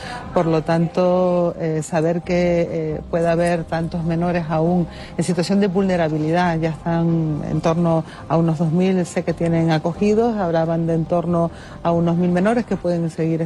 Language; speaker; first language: Spanish; native; Spanish